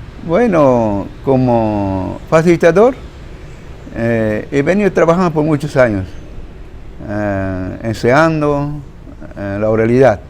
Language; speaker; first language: Spanish; non-native, local second language; Shipibo-Conibo